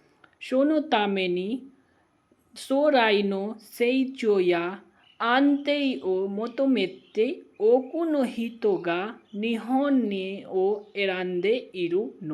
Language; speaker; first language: Japanese; non-native, learner; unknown